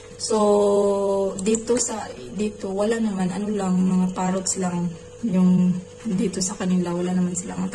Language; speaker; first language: Filipino; non-native, local second language; Cebuano